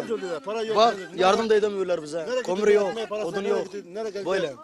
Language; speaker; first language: Turkish; non-native, learner; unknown